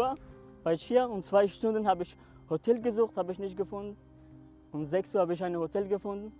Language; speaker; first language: German; non-native, learner; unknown